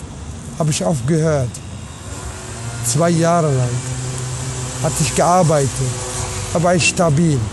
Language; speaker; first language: German; non-native, learner; Arabic